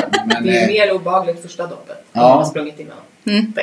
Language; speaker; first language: Swedish; native; Swedish